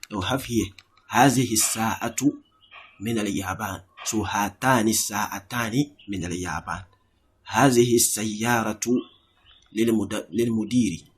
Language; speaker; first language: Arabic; non-native, fluent; English